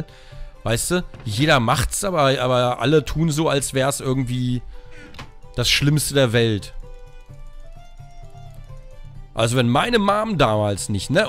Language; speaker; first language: German; native; German